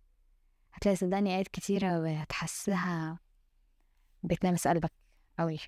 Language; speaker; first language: Arabic; native; Arabic